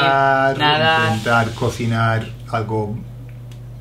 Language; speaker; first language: Spanish; non-native, fluent; English